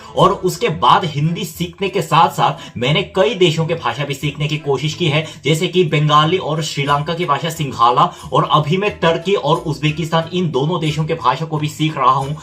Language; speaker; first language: Hindi; non-native, fluent; Korean